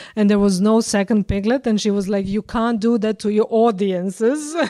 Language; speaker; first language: English; non-native, fluent; Serbian